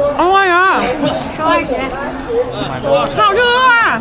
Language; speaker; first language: Chinese; non-native, fluent; Thai